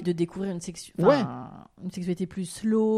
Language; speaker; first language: French; native; French